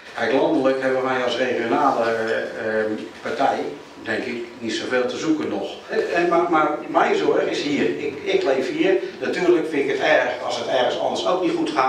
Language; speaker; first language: Dutch; native; Dutch